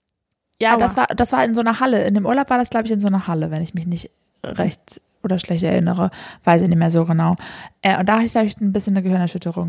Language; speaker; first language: German; native; German